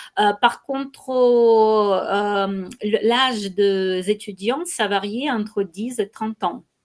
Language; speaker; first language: French; non-native, fluent; Ukrainian